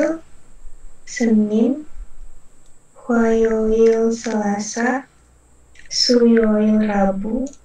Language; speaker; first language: Korean; non-native, learner; Indonesian